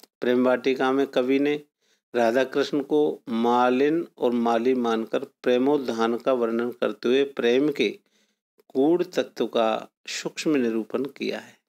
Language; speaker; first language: Hindi; native; Hindi